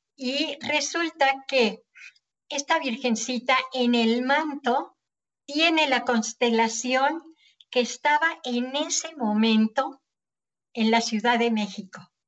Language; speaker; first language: Spanish; native; Spanish